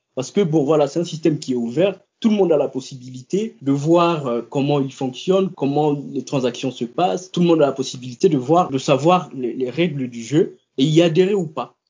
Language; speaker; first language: French; non-native, local second language; Lingala